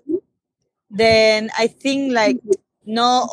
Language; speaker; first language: English; non-native, fluent; Spanish